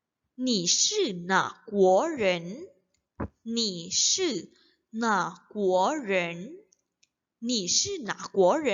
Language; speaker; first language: Chinese; non-native, fluent; Indonesian